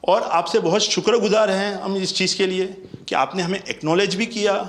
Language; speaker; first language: Hindi; non-native, local second language; Gujarati